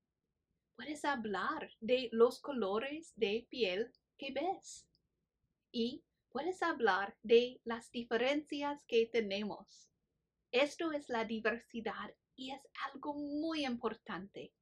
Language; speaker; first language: Spanish; non-native, fluent; English